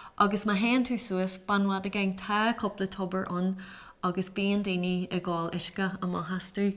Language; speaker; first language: Irish; non-native, local second language; English